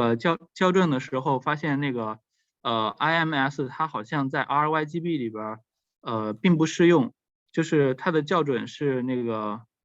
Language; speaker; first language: Chinese; native; Chinese